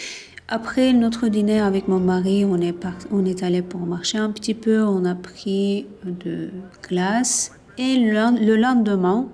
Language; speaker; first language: French; non-native, fluent; Turkish